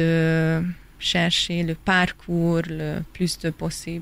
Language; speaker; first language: French; non-native, fluent; Hungarian